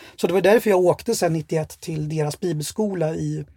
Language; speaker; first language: Swedish; native; Swedish